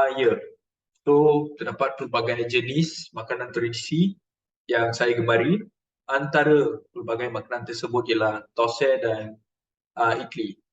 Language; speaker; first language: Malay; non-native, local second language; Tamil